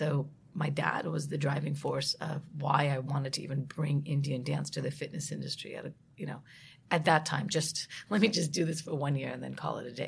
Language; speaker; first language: English; native; English